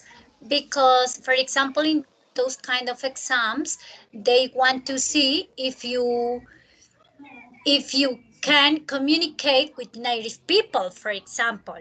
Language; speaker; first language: English; non-native, fluent; Spanish